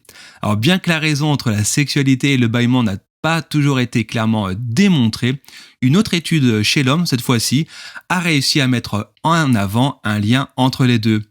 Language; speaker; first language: French; native; French